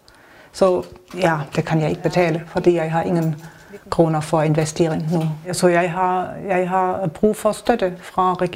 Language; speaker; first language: Danish; non-native, learner; German